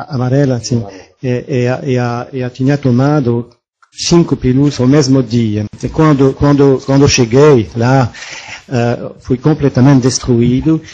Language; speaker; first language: Portuguese; non-native, fluent; French